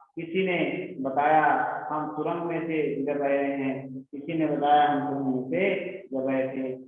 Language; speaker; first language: Hindi; native; Hindi